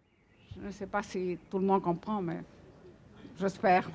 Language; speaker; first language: French; non-native, fluent; Spanish